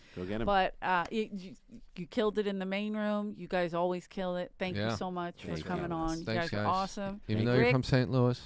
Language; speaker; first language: English; native; English